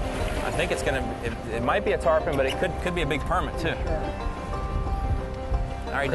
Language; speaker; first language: English; native; English